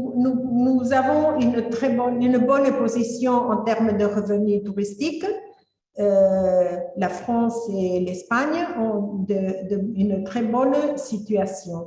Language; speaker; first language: French; non-native, fluent; Spanish